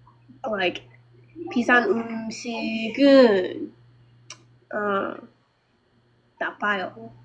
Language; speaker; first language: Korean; non-native, learner; English